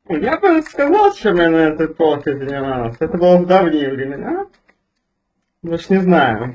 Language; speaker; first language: Russian; native; Russian